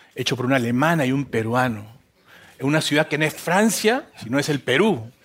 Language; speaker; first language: Spanish; native; Spanish